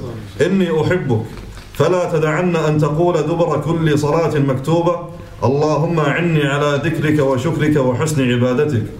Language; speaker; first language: Arabic; native; Arabic